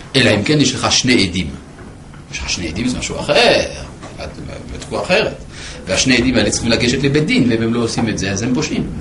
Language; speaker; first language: Hebrew; non-native, fluent; French